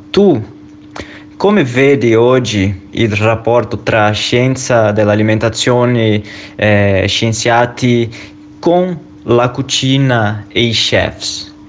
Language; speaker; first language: Italian; non-native, fluent; Portuguese